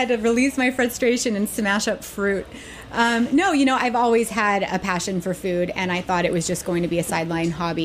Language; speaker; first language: English; native; English